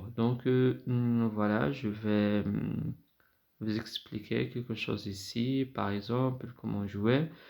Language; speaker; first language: French; non-native, fluent; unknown